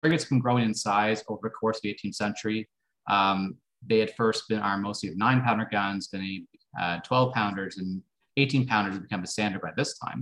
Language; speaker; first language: English; native; English